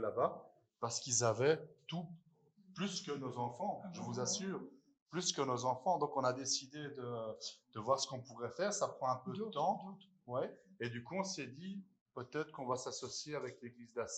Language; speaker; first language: French; native; French